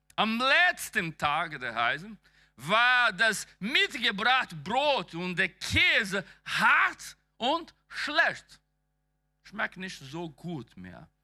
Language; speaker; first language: German; non-native, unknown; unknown